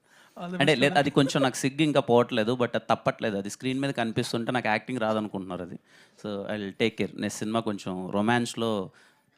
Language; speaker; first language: Telugu; native; Telugu